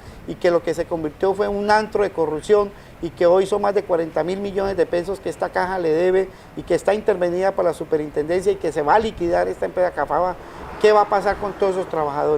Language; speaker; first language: Spanish; native; Spanish